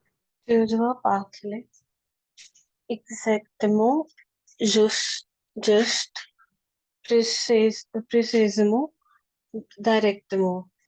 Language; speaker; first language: French; non-native, learner; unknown